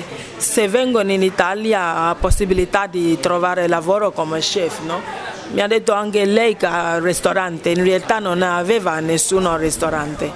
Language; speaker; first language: Italian; non-native, fluent; Ibibio